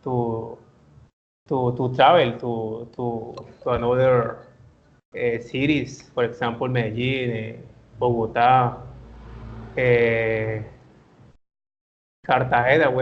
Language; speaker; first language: English; non-native, learner; Spanish